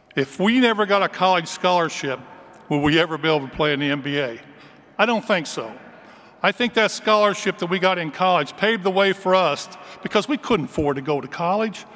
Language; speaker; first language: English; native; English